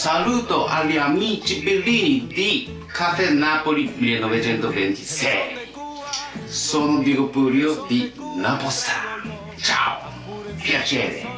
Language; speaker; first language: Italian; non-native, learner; Japanese